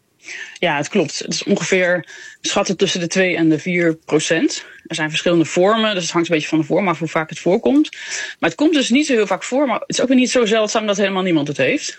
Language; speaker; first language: Dutch; native; Dutch